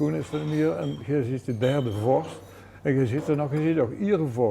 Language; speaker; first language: Dutch; native; Dutch